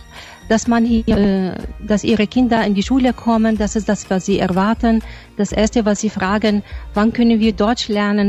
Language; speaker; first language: German; non-native, fluent; Arabic